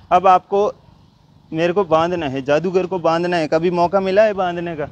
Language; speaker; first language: Hindi; native; Hindi